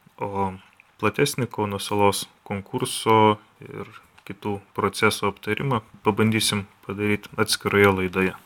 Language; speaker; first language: Lithuanian; native; Lithuanian